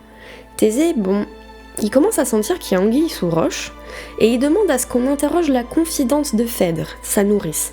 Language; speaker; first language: French; native; French